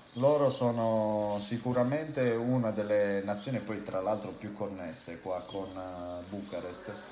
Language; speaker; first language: Italian; native; Italian